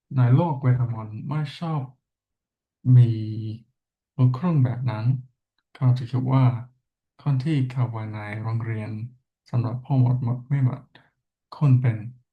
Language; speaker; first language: Thai; non-native, learner; English